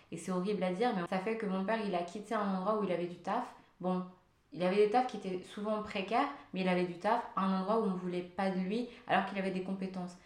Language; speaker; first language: French; early bilingual, other home language; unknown